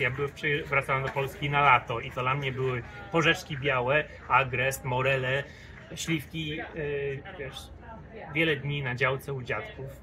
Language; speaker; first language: Polish; early bilingual, heritage; English